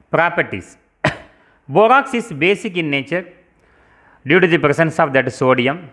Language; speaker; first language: English; non-native, local second language; Tamil